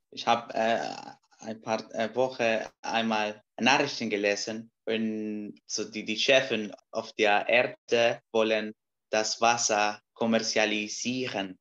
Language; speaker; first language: German; non-native, learner; Spanish